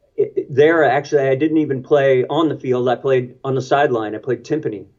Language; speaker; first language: English; native; English